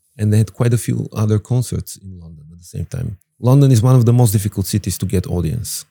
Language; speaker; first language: English; non-native, fluent; Bulgarian